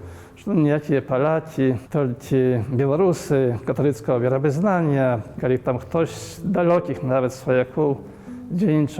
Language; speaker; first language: Polish; non-native, local second language; Belarusian